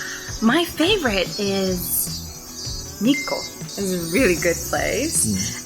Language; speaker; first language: English; non-native, fluent; Persian